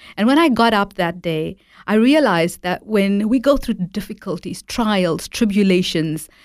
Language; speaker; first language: English; native; English